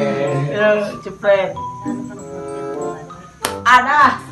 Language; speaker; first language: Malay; non-native, local second language; Sundanese